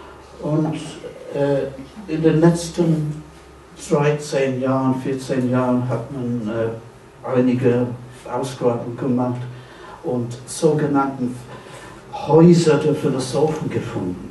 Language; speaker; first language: German; non-native, fluent; English